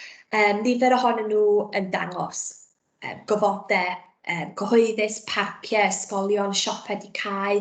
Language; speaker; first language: Welsh; native; Welsh